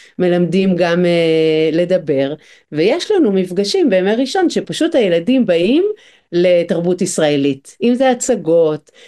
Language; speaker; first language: Hebrew; native; Hebrew